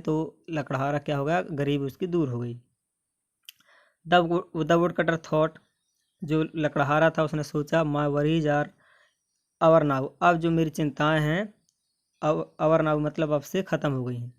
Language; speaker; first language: Hindi; native; Hindi